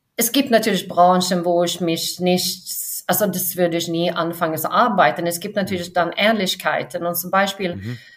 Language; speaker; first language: German; non-native, fluent; Swedish